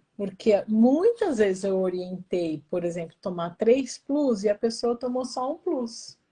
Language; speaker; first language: Portuguese; native; Portuguese